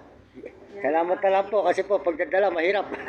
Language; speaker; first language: Filipino; native; Filipino